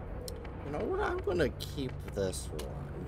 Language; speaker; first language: English; native; English